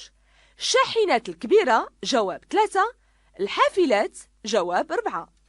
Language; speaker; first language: Arabic; native; Arabic